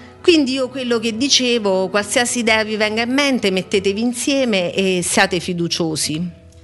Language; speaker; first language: Italian; native; Italian